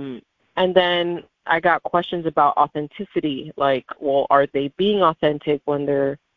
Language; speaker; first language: English; native; English